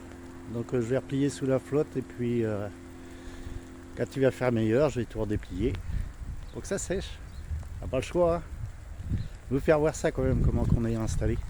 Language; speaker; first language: French; native; French